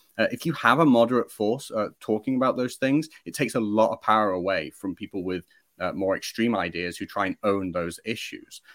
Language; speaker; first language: English; native; English